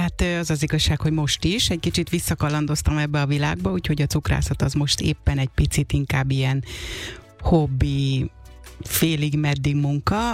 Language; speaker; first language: Hungarian; native; Hungarian